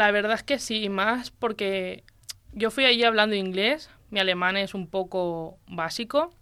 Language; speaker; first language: Spanish; native; Spanish